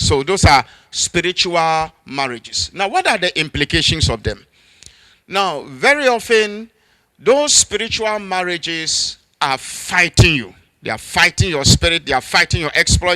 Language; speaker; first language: English; non-native, local second language; Akan